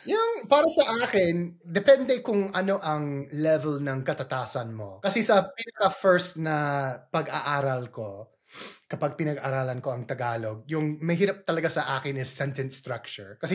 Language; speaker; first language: Filipino; non-native, fluent; English